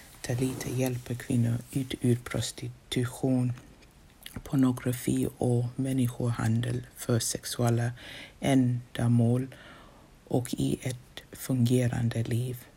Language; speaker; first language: Swedish; non-native, fluent; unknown